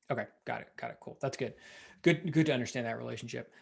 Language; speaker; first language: English; native; English